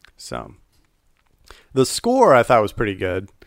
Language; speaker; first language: English; native; English